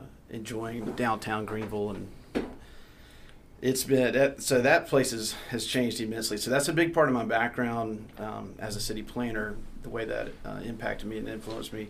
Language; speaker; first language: English; native; English